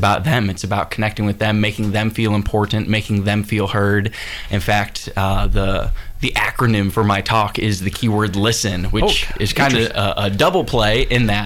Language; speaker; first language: English; native; English